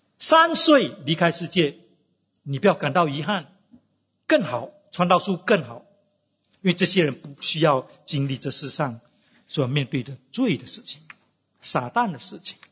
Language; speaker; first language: Chinese; native; Chinese